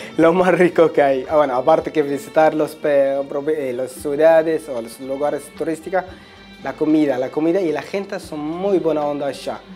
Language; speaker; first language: Spanish; non-native, fluent; Arabic